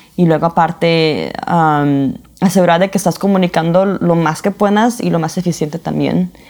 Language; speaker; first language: Spanish; early bilingual, heritage; Spanish